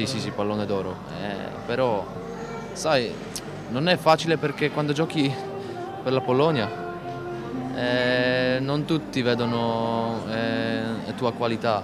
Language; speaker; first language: Italian; non-native, learner; Polish